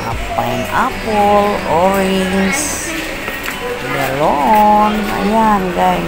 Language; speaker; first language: Filipino; native; Filipino